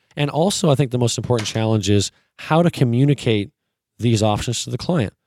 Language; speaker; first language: English; native; English